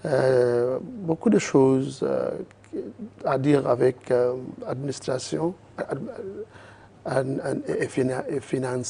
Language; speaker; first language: French; non-native, learner; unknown